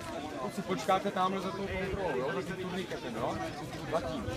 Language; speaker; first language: Czech; native; Czech